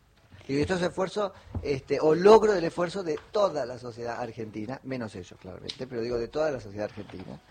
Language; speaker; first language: Spanish; native; Spanish